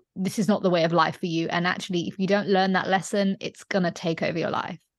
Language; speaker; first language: English; native; English